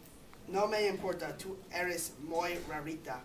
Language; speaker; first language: Spanish; non-native, learner; English